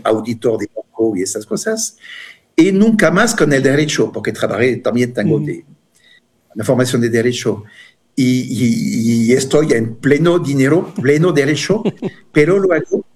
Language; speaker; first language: Spanish; non-native, fluent; French